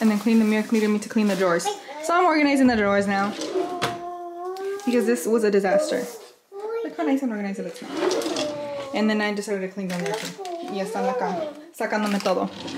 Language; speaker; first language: English; early bilingual, other home language; Spanish